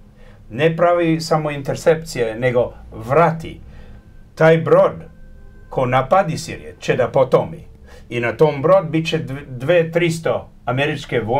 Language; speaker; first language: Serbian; early bilingual, heritage; Croatian